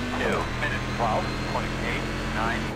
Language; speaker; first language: English; native; English